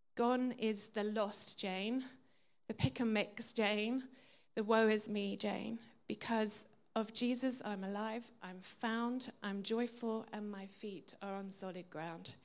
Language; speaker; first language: English; native; English